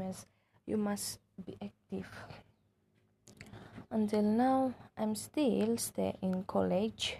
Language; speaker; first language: English; non-native, local second language; Malay